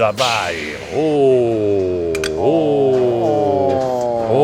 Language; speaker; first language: Russian; non-native, learner; Italian